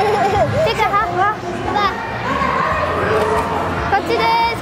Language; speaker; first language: Japanese; native; Japanese